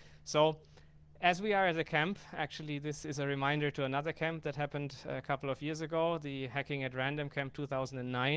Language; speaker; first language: English; non-native, fluent; German